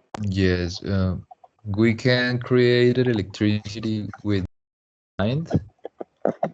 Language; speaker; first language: English; non-native, learner; Spanish